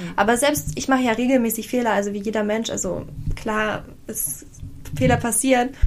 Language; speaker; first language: German; native; German